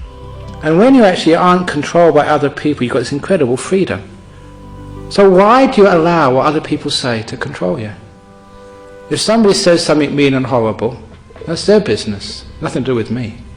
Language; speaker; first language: English; native; English